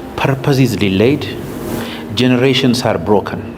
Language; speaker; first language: English; non-native, local second language; Amharic